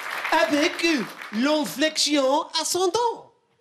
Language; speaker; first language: French; non-native, fluent; English